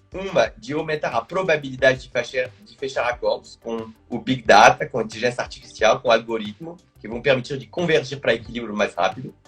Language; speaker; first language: Portuguese; non-native, fluent; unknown